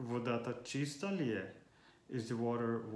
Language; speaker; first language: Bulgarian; non-native, learner; Finnish